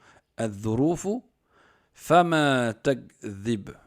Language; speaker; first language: Arabic; non-native, fluent; French